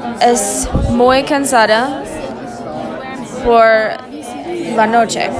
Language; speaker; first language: Spanish; non-native, learner; English